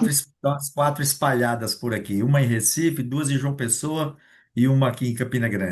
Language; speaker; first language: Portuguese; native; Portuguese